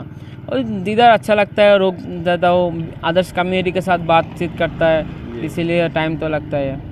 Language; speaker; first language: Hindi; non-native, learner; Bangla